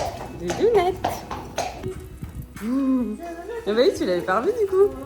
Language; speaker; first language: French; native; French